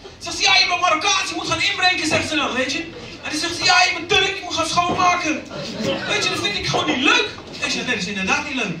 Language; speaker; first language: Dutch; early bilingual, other home language; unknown